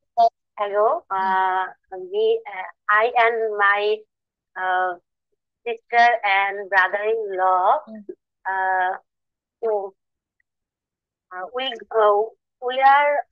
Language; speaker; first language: English; non-native, learner; Bangla